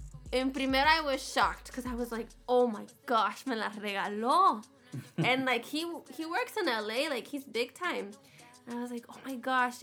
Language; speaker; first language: English; early bilingual, other home language; Spanish